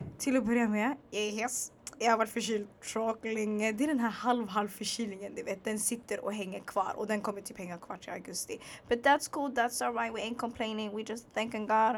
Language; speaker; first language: Swedish; native; Swedish